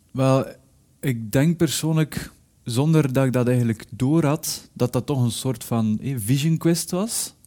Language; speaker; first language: Dutch; native; Dutch